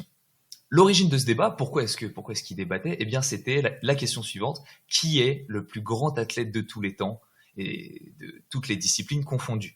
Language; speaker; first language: French; native; French